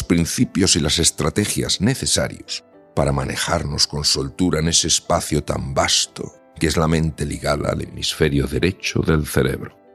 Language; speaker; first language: Spanish; native; Spanish